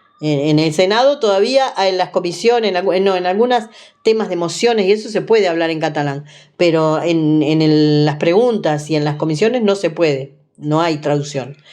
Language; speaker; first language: Spanish; native; Spanish